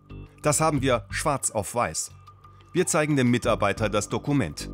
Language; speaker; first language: German; native; German